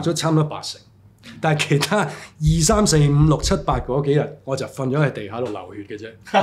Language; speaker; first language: Cantonese; early bilingual, heritage; Cantonese